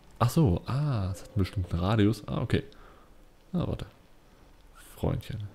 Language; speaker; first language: German; native; German